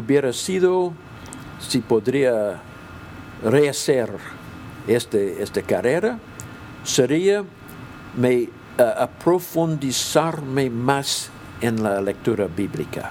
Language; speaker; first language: Spanish; non-native, fluent; English